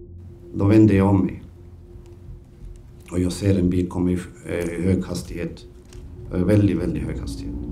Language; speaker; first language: Swedish; non-native, fluent; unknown